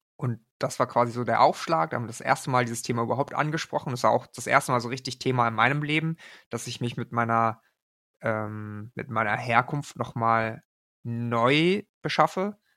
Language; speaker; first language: German; native; German